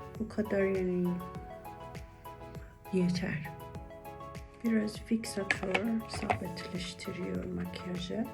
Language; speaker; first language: Turkish; non-native, learner; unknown